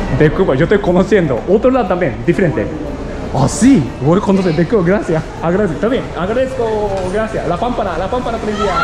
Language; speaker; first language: Spanish; non-native, learner; Japanese